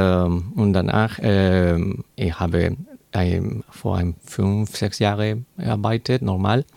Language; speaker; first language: German; non-native, learner; Spanish